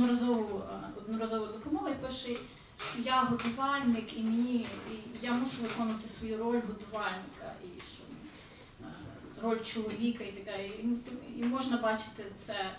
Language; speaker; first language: Ukrainian; early bilingual, heritage; Ukrainian